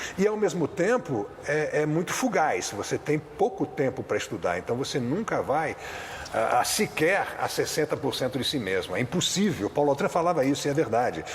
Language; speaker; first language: Portuguese; native; Portuguese